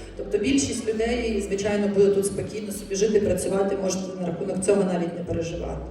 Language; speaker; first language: Ukrainian; non-native, local second language; Russian